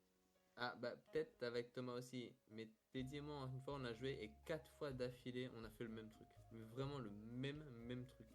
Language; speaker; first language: French; native; French